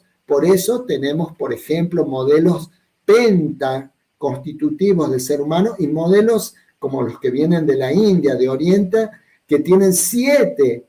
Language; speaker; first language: Spanish; native; Spanish